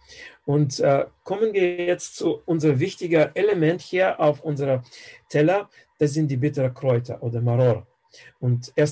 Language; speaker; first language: German; non-native, fluent; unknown